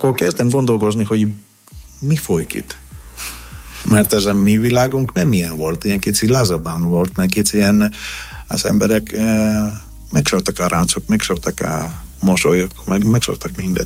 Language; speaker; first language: Hungarian; non-native, learner; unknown